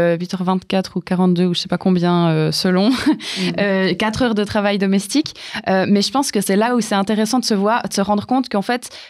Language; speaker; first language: French; native; French